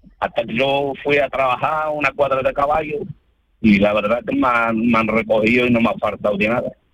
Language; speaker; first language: Spanish; early bilingual, other home language; Arabic